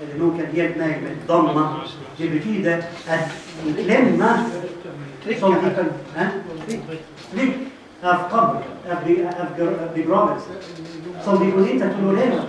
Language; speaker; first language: Swedish; non-native, fluent; Arabic